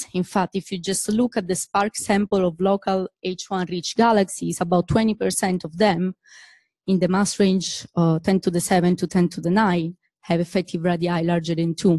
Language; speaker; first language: English; non-native, fluent; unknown